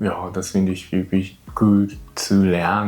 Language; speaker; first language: German; non-native, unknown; Japanese